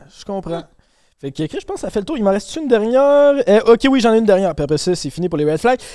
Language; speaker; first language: French; native; French